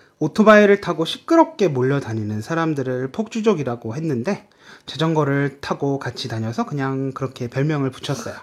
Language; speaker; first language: Korean; native; Korean